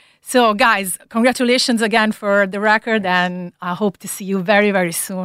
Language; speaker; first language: English; non-native, fluent; Italian